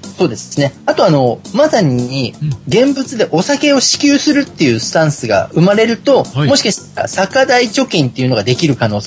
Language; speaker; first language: Japanese; native; Japanese